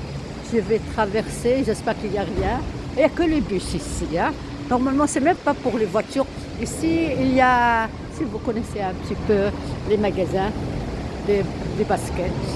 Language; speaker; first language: French; non-native, local second language; Arabic